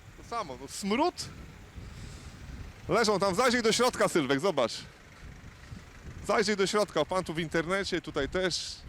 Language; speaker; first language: Polish; native; Polish